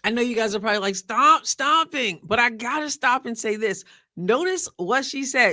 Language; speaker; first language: English; native; English